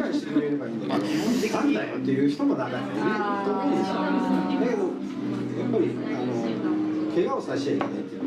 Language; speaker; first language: Japanese; native; Japanese